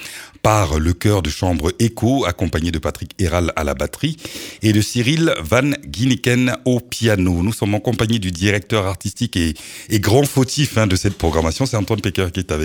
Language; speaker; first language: French; native; French